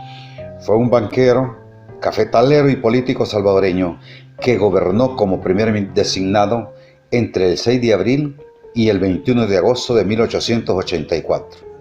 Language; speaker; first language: Spanish; native; Spanish